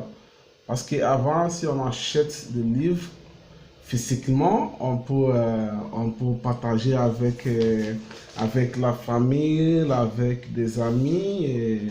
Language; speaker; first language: French; non-native, learner; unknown